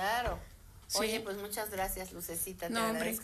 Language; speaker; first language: Spanish; native; Spanish